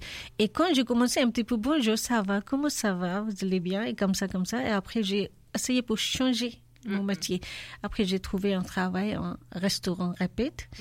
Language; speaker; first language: French; non-native, learner; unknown